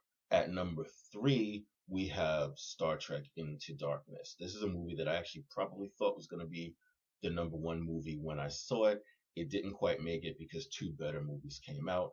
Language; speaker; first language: English; native; English